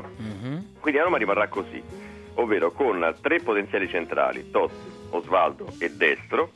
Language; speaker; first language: Italian; native; Italian